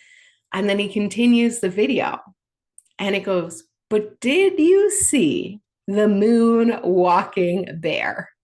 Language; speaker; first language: English; native; English